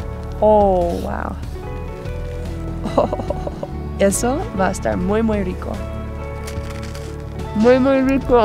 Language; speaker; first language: Spanish; non-native, learner; English